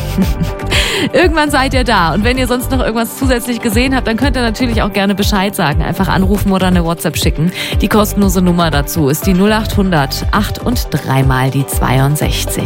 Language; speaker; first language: German; native; German